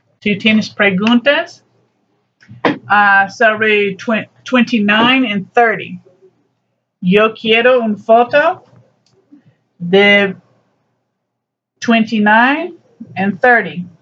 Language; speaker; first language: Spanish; non-native, learner; English